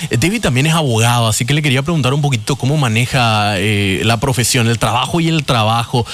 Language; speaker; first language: Spanish; native; Spanish